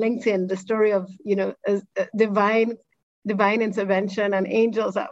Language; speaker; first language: English; non-native, local second language; Igbo